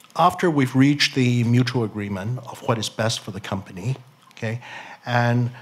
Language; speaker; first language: English; non-native, local second language; Cantonese